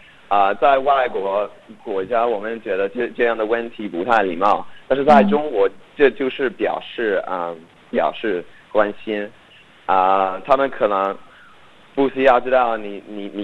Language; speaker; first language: Chinese; non-native, learner; English